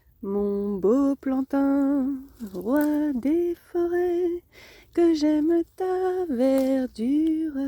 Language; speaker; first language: French; native; French